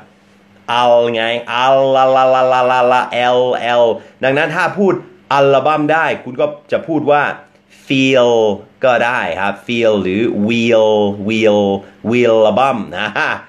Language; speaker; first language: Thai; non-native, fluent; English